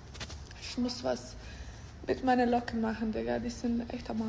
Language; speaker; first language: German; non-native, fluent; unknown